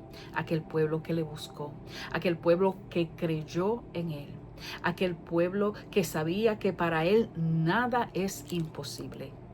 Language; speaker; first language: Spanish; native; Spanish